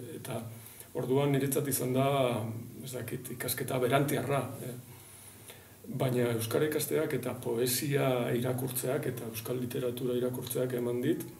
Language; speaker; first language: Basque; non-native, local second language; Spanish